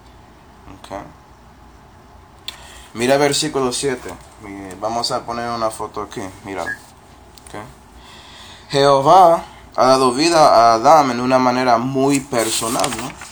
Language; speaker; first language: Spanish; non-native, fluent; English